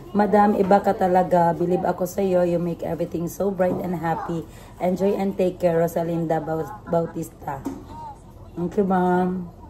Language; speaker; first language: Filipino; non-native, local second language; Cebuano